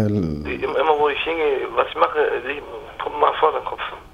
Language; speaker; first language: German; non-native, local second language; Turkish